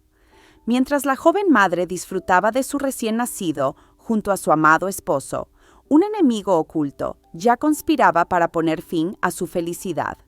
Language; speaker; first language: Spanish; native; Spanish